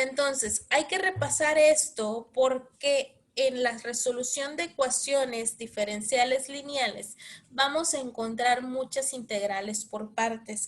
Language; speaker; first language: Spanish; native; Spanish